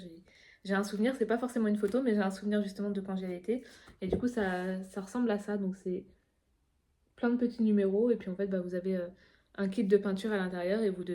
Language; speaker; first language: French; native; French